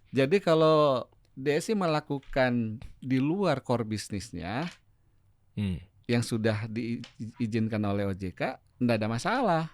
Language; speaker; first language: Indonesian; native; Indonesian